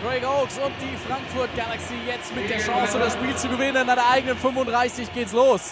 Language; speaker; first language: German; native; German